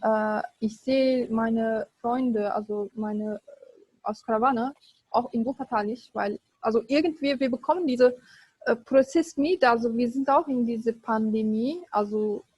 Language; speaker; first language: German; non-native, fluent; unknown